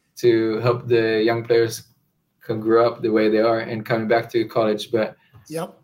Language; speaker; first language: English; non-native, fluent; Hebrew